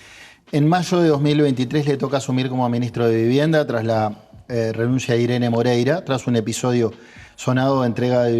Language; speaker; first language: Spanish; native; Spanish